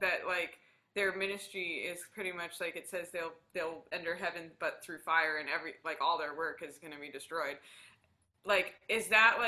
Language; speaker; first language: English; native; English